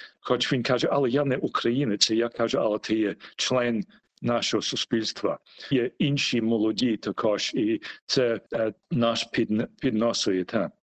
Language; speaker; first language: Ukrainian; early bilingual, heritage; Ukrainian